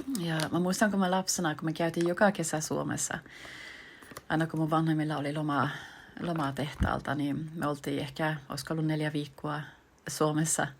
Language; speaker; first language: Finnish; early bilingual, heritage; Finnish